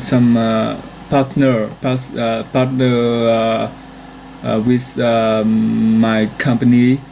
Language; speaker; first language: English; non-native, learner; Vietnamese